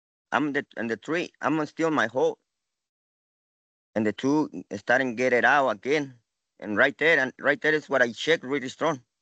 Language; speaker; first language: English; non-native, learner; Spanish